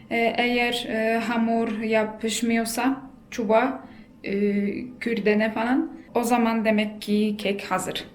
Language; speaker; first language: Turkish; non-native, fluent; Polish